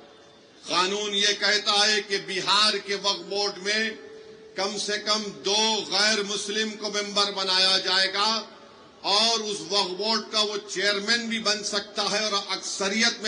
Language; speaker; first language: Urdu; native; Urdu